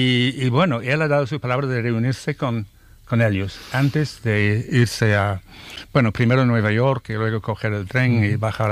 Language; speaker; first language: Spanish; non-native, fluent; English